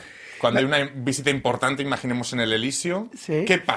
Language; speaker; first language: Spanish; native; Spanish